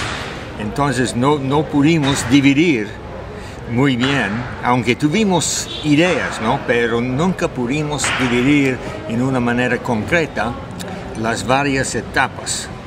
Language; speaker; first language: Spanish; non-native, fluent; English